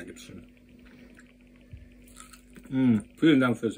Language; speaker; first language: German; native; German